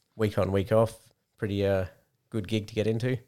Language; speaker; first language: English; native; English